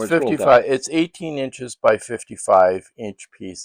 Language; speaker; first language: English; native; English